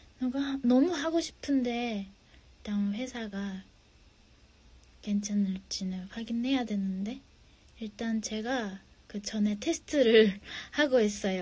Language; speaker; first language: Korean; non-native, fluent; Japanese